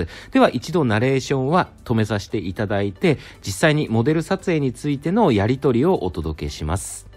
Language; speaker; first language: Japanese; native; Japanese